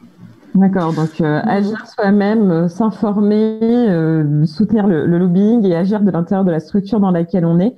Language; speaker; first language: French; native; French